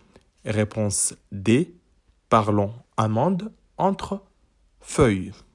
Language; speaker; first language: French; native; French